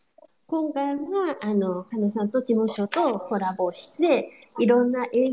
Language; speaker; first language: Japanese; non-native, fluent; Chinese